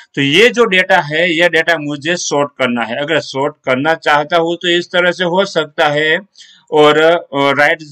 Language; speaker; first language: Hindi; non-native, local second language; Gujarati